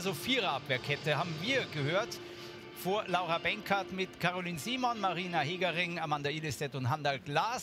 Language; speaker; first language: German; native; German